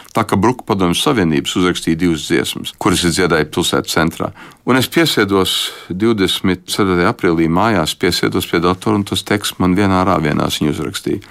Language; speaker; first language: Latvian; early bilingual, heritage; Latvian